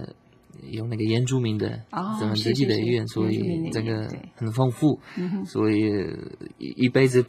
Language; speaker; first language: Chinese; non-native, learner; Slovak